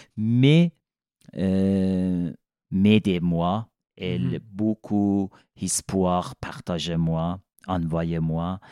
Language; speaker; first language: French; non-native, learner; Persian